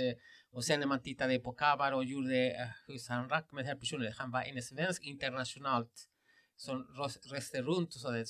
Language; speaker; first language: Swedish; non-native, fluent; Spanish